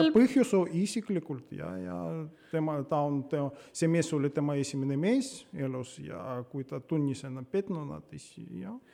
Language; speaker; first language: Estonian; non-native, local second language; Russian